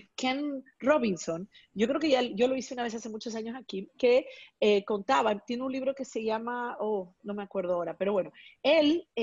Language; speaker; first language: Spanish; native; Spanish